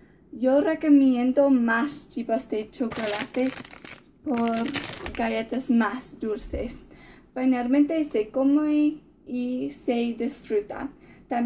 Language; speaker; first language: Spanish; non-native, learner; English